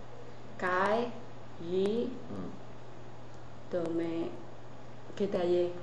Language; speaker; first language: Cantonese; non-native, learner; Indonesian